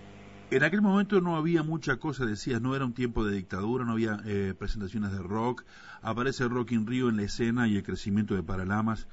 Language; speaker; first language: Spanish; native; Spanish